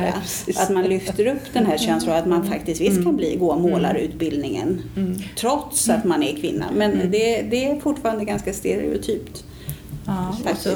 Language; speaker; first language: Swedish; native; Swedish